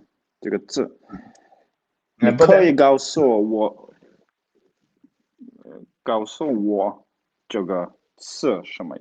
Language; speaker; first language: Chinese; non-native, learner; Swedish